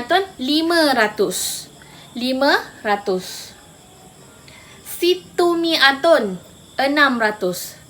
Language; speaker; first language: Arabic; non-native, fluent; Malay